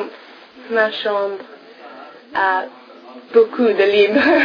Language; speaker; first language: French; non-native, learner; English